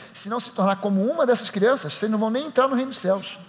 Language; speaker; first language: Portuguese; native; Portuguese